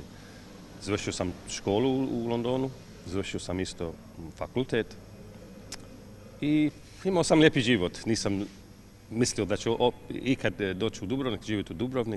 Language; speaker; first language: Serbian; non-native, fluent; English